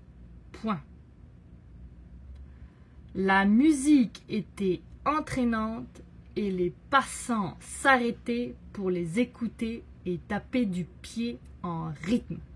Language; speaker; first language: French; native; French